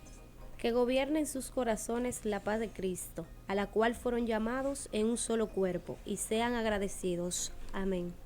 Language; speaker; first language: Spanish; native; Spanish